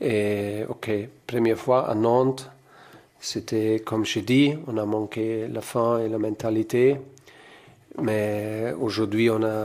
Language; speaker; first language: French; non-native, fluent; German